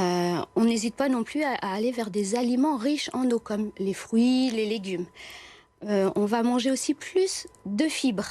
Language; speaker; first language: French; native; French